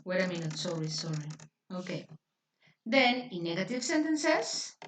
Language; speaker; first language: English; non-native, fluent; Spanish